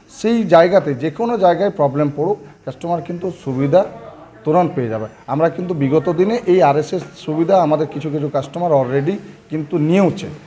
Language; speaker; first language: Bangla; native; Bangla